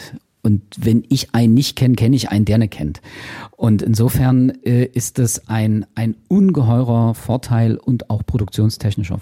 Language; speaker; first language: German; native; German